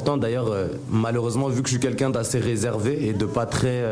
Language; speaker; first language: French; native; French